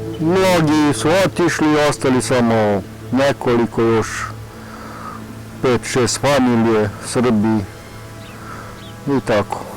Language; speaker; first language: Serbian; early bilingual, heritage; Serbian